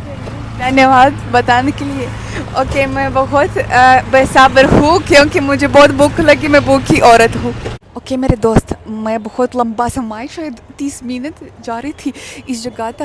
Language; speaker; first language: Hindi; non-native, learner; Russian